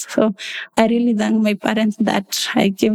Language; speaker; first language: English; non-native, local second language; Masai